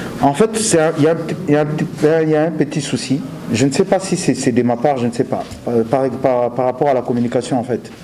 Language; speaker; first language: French; non-native, local second language; Lingala